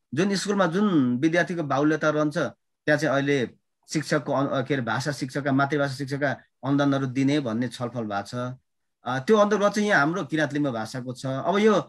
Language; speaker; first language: Nepali; non-native, local second language; Limbu